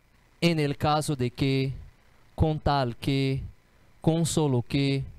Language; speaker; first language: Spanish; non-native, fluent; Portuguese